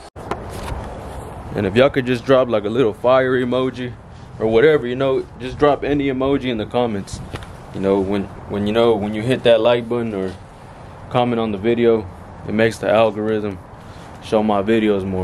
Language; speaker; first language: English; early bilingual, other home language; Spanish